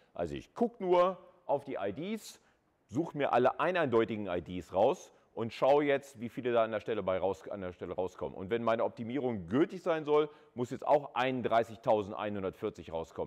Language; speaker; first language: German; native; German